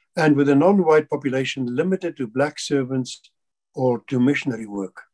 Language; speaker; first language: English; non-native, local second language; Afrikaans